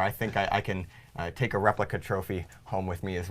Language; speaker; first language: English; native; English